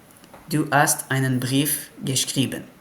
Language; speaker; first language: German; non-native, learner; French